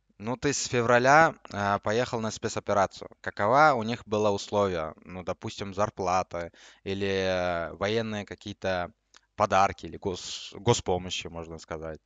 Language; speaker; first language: Russian; non-native, local second language; Uzbek